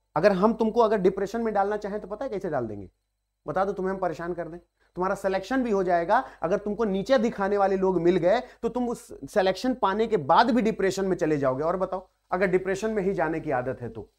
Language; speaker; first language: Hindi; native; Hindi